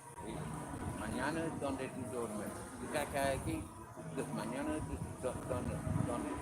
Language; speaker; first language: Spanish; non-native, learner; English